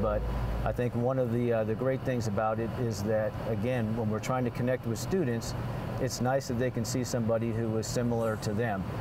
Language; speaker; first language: English; early bilingual, other home language; Spanish